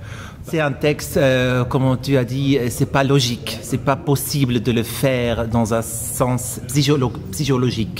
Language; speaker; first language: French; non-native, fluent; German